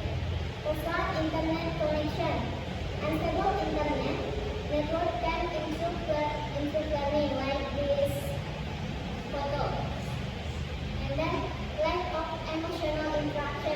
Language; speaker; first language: English; non-native, learner; Indonesian